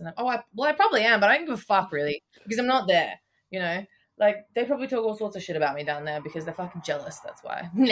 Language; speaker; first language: English; native; English